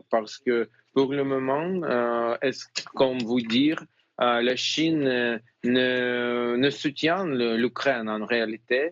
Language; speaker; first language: French; non-native, fluent; Ukrainian